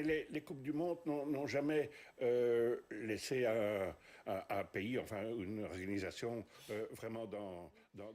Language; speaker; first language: French; native; French